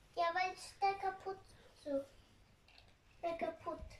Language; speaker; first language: German; early bilingual, other home language; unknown